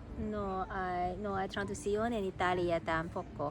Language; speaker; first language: Spanish; non-native, learner; Cantonese